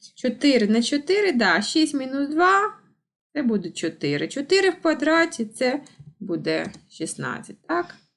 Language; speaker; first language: Ukrainian; non-native, local second language; Russian